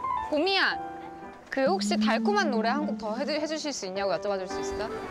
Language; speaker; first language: Korean; native; Korean